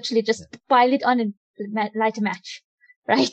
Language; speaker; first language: English; native; English